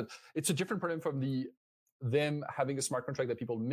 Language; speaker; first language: English; non-native, fluent; French